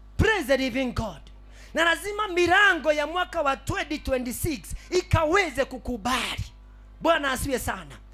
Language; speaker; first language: Swahili; native; Swahili